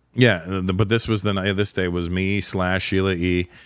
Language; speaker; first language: English; native; English